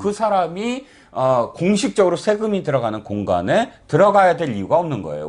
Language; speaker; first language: Korean; native; Korean